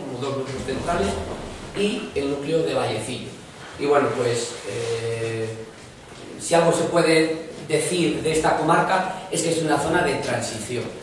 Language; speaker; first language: Spanish; native; Spanish